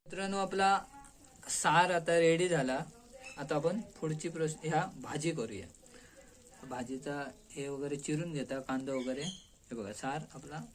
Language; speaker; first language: Marathi; native; Marathi